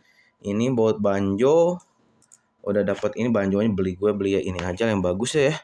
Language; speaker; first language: Indonesian; native; Indonesian